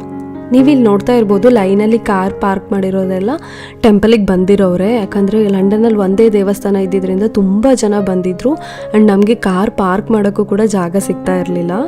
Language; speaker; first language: Kannada; native; Kannada